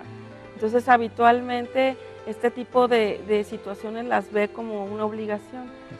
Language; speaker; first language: Spanish; native; Spanish